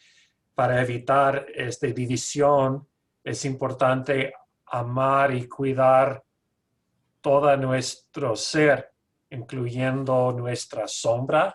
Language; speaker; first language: Spanish; non-native, fluent; English